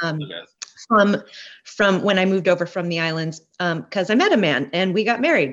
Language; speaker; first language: English; native; English